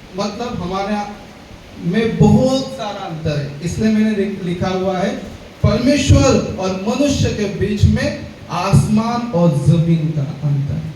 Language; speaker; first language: Hindi; non-native, local second language; Marathi